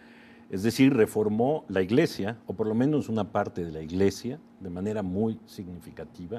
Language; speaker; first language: Spanish; native; Spanish